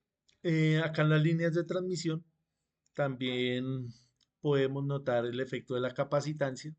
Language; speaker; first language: Spanish; native; Spanish